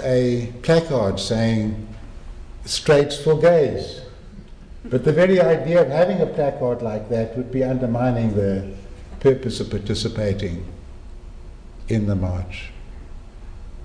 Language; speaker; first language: English; native; English